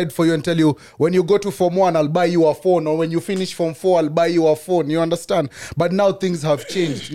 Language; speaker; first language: English; non-native, local second language; Swahili